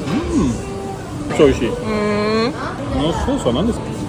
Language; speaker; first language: Japanese; non-native, learner; French